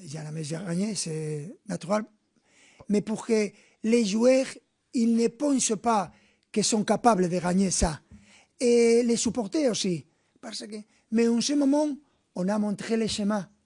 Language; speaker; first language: French; non-native, fluent; Spanish